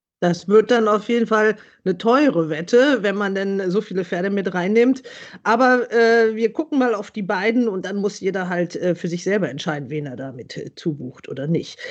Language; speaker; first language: German; native; German